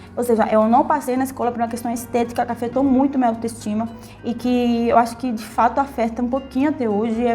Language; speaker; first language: Portuguese; non-native, fluent; Spanish